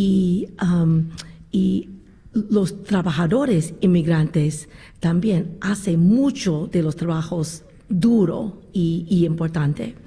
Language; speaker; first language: Spanish; non-native, learner; English